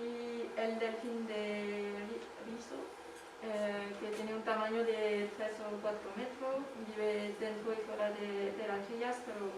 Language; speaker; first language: Spanish; non-native, fluent; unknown